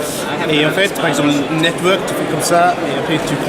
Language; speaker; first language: French; non-native, learner; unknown